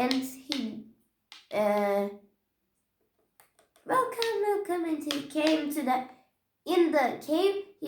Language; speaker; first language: English; non-native, learner; Turkish